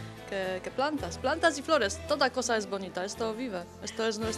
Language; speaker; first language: Spanish; non-native, learner; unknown